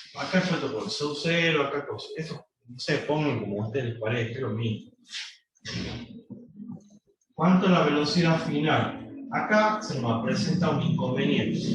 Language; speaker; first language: Spanish; native; Spanish